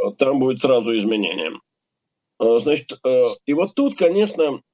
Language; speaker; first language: Russian; native; Russian